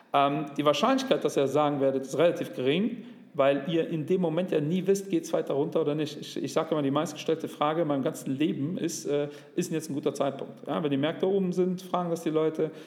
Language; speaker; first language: German; native; German